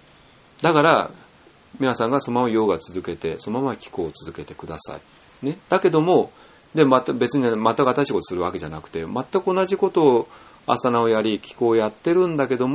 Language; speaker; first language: Japanese; native; Japanese